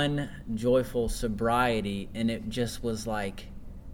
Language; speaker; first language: English; native; English